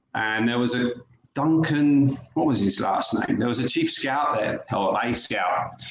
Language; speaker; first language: English; native; English